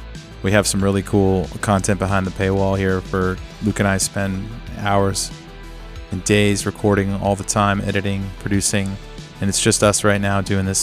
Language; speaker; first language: English; native; English